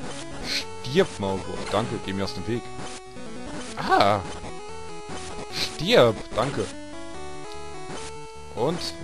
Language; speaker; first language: German; native; German